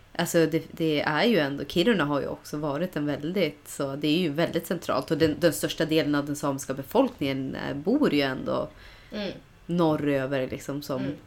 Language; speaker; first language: Swedish; native; Swedish